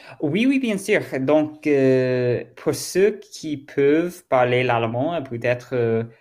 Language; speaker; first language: French; non-native, learner; German